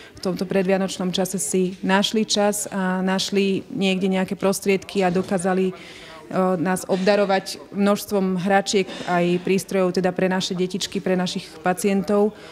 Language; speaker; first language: Slovak; native; Slovak